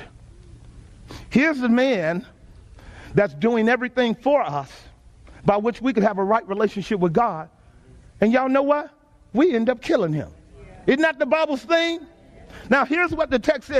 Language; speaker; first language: English; native; English